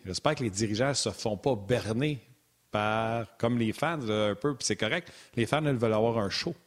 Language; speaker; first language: French; native; French